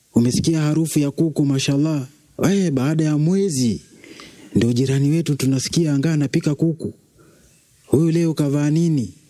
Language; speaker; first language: Swahili; native; Swahili